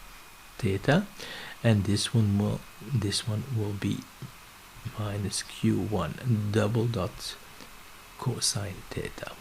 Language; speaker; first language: English; non-native, fluent; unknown